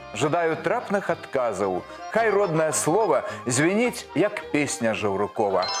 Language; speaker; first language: Belarusian; native; Belarusian